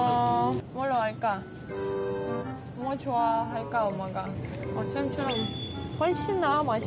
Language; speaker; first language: Korean; non-native, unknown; Russian